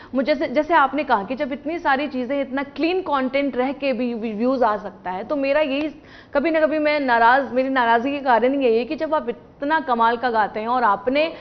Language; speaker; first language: Hindi; native; Hindi